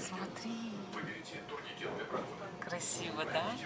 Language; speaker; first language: Russian; native; Russian